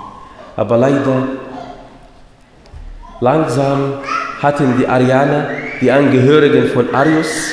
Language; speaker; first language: German; non-native, fluent; Arabic